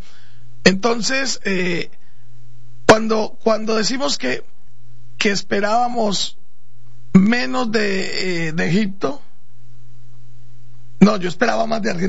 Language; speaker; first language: Spanish; native; Spanish